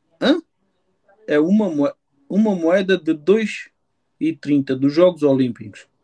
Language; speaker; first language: Portuguese; native; Portuguese